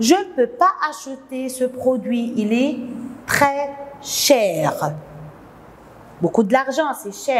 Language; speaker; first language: French; non-native, local second language; Arabic